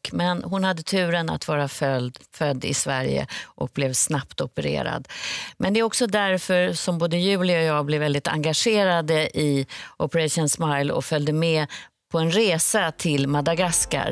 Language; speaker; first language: Swedish; native; Swedish